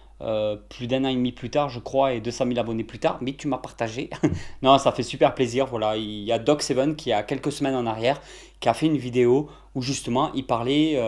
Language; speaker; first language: French; native; French